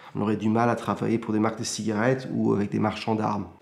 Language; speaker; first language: French; early bilingual, heritage; French